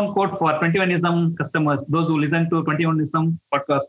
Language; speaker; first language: English; non-native, local second language; Tamil